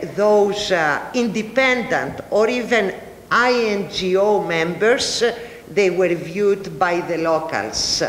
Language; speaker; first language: English; non-native, fluent; Greek